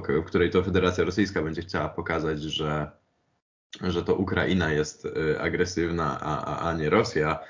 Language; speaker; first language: Polish; native; Polish